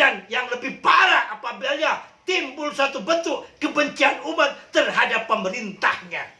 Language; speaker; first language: Indonesian; native; Indonesian